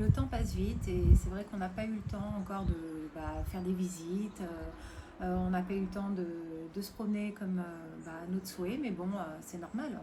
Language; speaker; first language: French; native; French